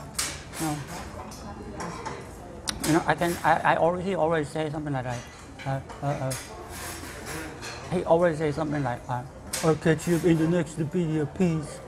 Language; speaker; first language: English; non-native, fluent; Korean